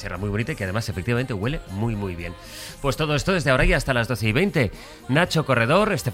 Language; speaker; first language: Spanish; native; Spanish